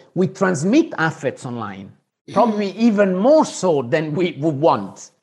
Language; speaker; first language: English; non-native, fluent; Italian